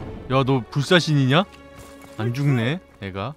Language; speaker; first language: Korean; native; Korean